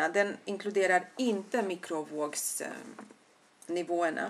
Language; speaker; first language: Swedish; non-native, fluent; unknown